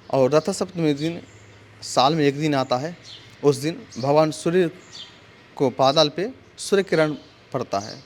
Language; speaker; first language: Hindi; non-native, local second language; Telugu